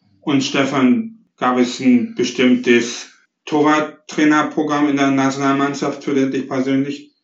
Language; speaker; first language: German; native; German